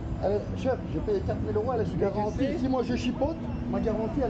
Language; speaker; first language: French; native; French